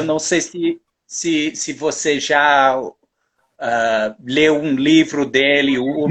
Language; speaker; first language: Portuguese; non-native, fluent; English